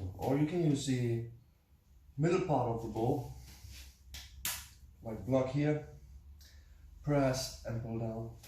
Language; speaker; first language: English; non-native, fluent; German